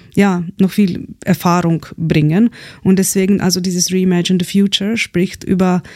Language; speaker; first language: German; non-native, fluent; Slovenian